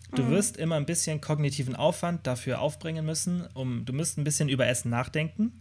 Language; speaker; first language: German; native; German